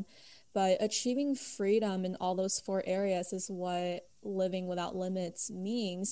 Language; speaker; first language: English; early bilingual, other home language; Chinese